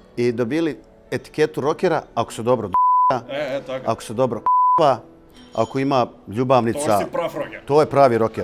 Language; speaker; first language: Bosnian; native; Bosnian